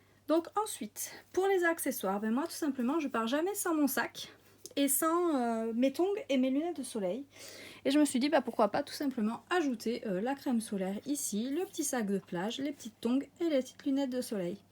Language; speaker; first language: French; native; French